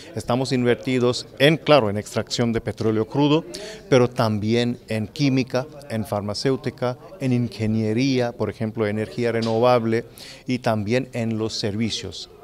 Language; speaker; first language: Spanish; non-native, fluent; Hindi